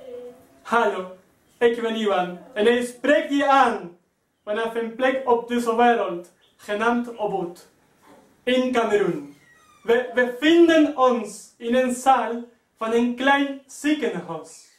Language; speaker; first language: Dutch; non-native, learner; Spanish